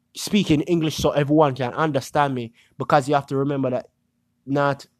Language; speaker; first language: English; non-native, local second language; Jamaican Creole English